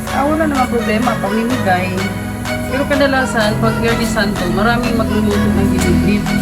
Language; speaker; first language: Filipino; non-native, local second language; Cebuano